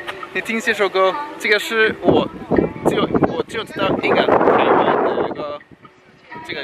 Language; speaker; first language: Chinese; non-native, learner; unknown